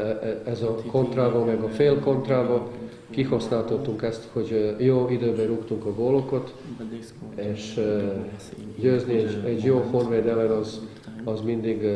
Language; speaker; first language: Hungarian; non-native, learner; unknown